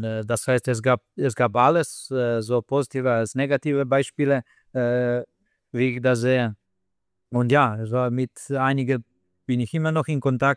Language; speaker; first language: German; non-native, fluent; Slovenian